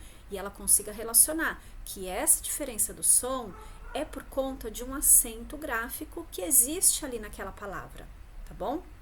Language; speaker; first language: Portuguese; native; Portuguese